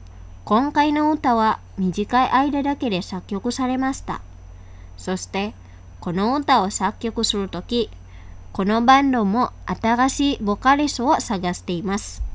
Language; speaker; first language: Japanese; non-native, fluent; Indonesian